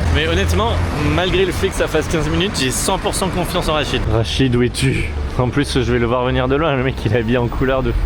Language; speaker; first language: French; native; French